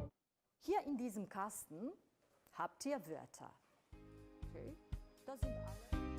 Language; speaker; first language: German; non-native, fluent; Serbian